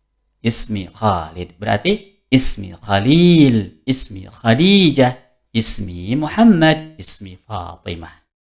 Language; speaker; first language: Arabic; non-native, fluent; Indonesian